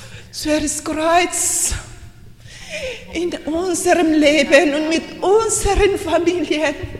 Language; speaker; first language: German; non-native, learner; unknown